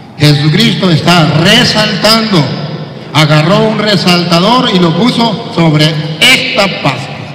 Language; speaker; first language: Spanish; native; Spanish